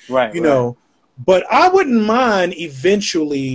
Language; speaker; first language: English; native; English